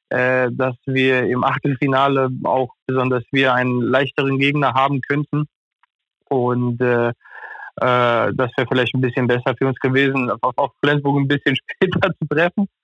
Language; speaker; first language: German; non-native, fluent; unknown